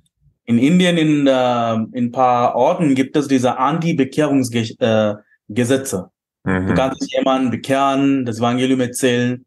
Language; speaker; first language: German; non-native, fluent; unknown